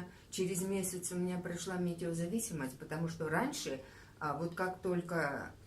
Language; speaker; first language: Russian; native; Russian